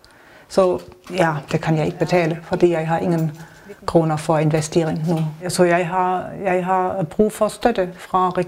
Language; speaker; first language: Danish; non-native, learner; German